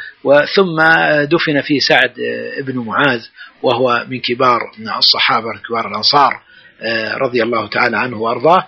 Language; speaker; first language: Arabic; native; Arabic